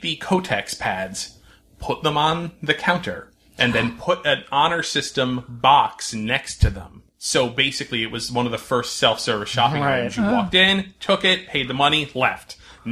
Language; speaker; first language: English; native; English